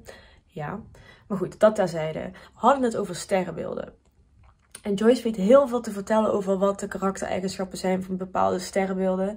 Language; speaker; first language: Dutch; native; Dutch